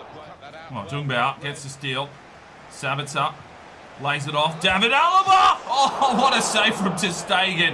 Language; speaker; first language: English; native; English